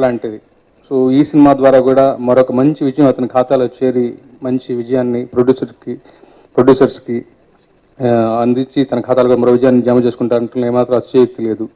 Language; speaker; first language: Telugu; native; Telugu